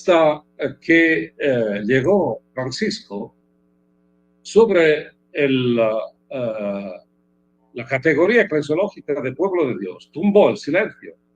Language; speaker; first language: Spanish; non-native, fluent; Italian